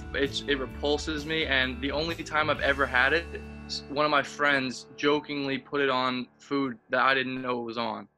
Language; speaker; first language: English; native; English